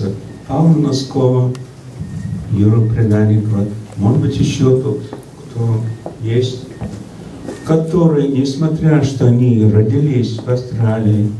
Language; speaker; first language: Russian; early bilingual, heritage; Russian